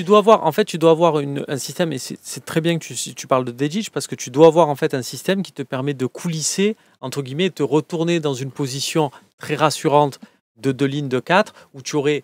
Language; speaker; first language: French; native; French